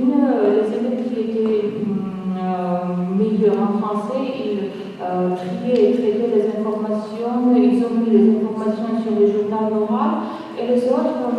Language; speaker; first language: French; non-native, fluent; Georgian